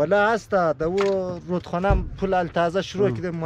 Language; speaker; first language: Persian; native; Persian